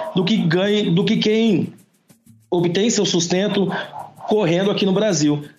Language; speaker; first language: Portuguese; native; Portuguese